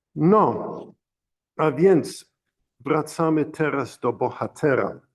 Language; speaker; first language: Polish; early bilingual, heritage; Polish